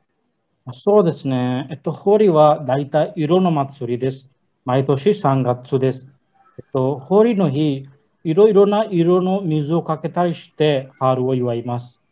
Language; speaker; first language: Japanese; non-native, learner; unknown